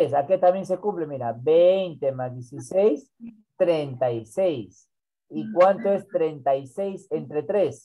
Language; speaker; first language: Spanish; native; Spanish